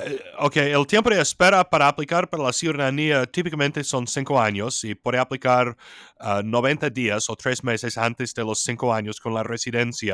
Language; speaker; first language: Spanish; non-native, fluent; English